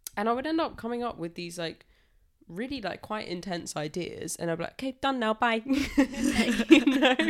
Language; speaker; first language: English; native; English